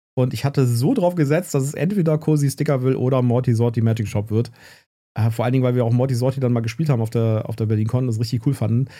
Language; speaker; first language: German; native; German